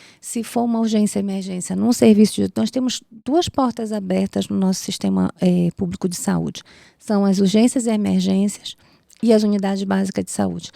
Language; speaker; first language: Portuguese; native; Portuguese